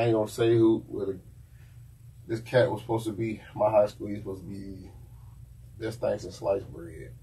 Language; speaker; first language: English; native; English